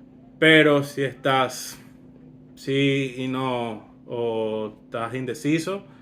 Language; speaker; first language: Spanish; early bilingual, other home language; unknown